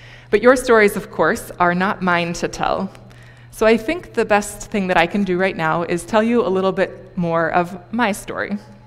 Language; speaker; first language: English; native; English